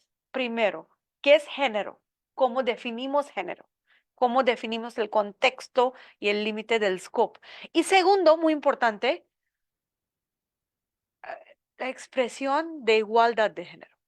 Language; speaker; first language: Spanish; non-native, learner; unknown